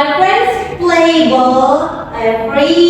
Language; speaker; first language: English; non-native, learner; Indonesian